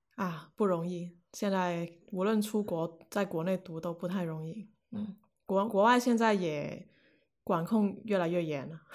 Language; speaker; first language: Chinese; non-native, local second language; Cantonese